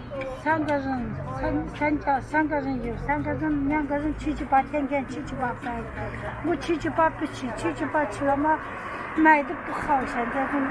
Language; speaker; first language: Chinese; non-native, local second language; Tibetan